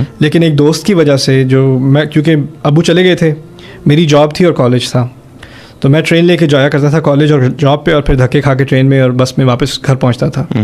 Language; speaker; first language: Urdu; early bilingual, heritage; German